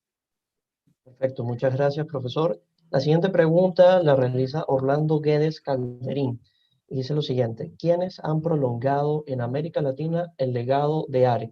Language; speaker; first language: Spanish; native; Spanish